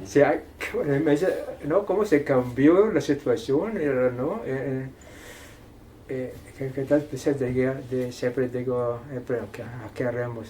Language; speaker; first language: Spanish; non-native, fluent; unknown